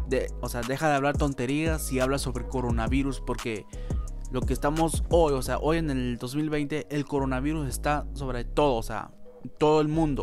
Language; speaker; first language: Spanish; native; Spanish